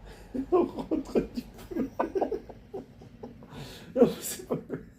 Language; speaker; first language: French; native; French